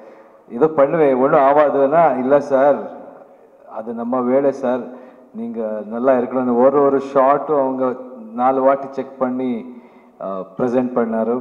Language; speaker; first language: Tamil; non-native, learner; Kannada